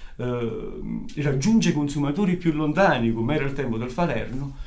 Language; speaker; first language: Italian; native; Italian